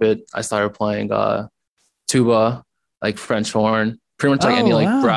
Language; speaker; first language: English; native; English